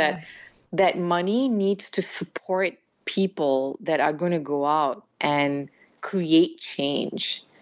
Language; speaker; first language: English; native; English